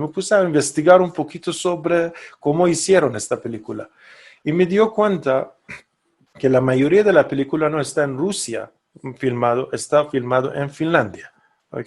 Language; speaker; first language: Spanish; non-native, fluent; Persian